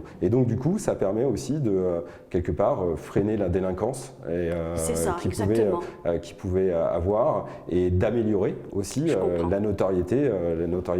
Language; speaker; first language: French; native; French